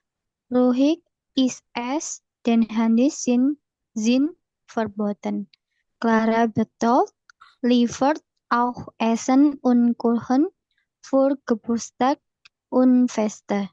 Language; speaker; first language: German; non-native, learner; Indonesian